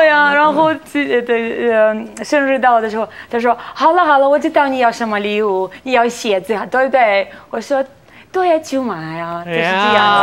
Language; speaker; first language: Chinese; non-native, learner; Russian